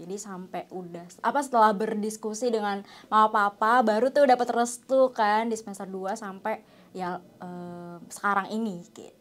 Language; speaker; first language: Indonesian; native; Indonesian